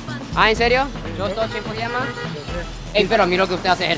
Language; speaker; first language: Spanish; non-native, fluent; Japanese